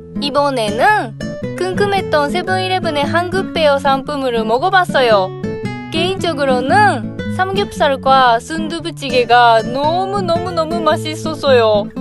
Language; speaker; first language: Korean; non-native, learner; Japanese